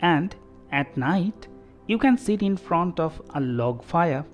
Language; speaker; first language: English; non-native, local second language; Bangla